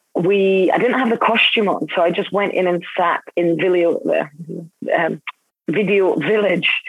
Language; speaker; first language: English; native; English